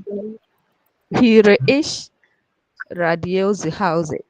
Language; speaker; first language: German; non-native, learner; Akan